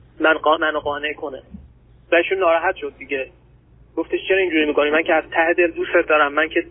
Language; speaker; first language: Persian; early bilingual, other home language; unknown